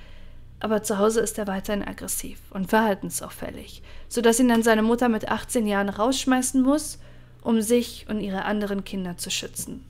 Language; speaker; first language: German; native; German